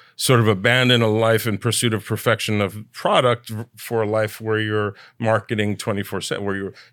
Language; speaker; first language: English; early bilingual, other home language; Italian